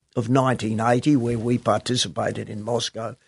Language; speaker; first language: English; native; English